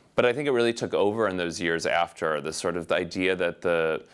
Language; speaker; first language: English; native; English